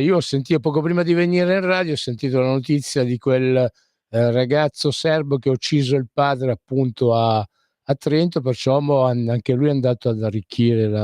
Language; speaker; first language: Italian; native; Italian